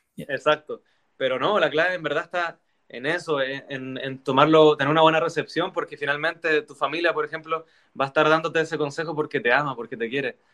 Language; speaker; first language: Spanish; native; Spanish